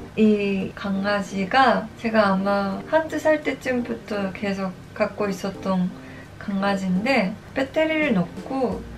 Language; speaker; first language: Korean; non-native, fluent; Japanese